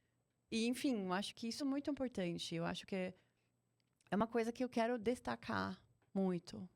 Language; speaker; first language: Portuguese; non-native, fluent; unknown